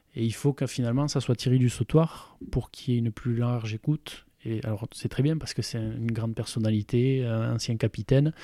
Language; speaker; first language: French; native; French